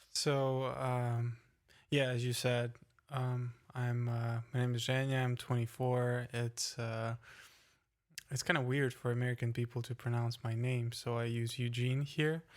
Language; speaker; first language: English; non-native, fluent; Ukrainian